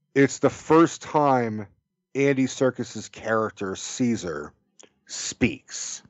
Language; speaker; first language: English; native; English